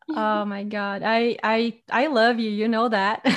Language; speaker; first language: English; non-native, fluent; Portuguese